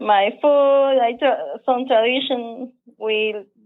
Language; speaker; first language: English; non-native, learner; Spanish